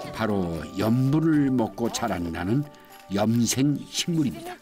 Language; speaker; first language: Korean; native; Korean